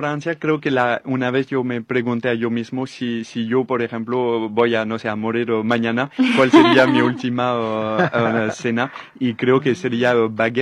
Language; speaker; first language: Spanish; non-native, fluent; French